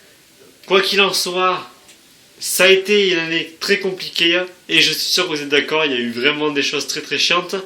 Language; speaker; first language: French; native; French